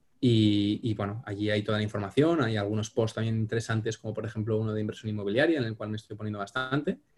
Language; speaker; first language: Spanish; non-native, local second language; Catalan